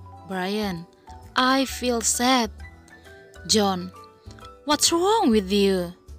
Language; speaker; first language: English; non-native, fluent; Indonesian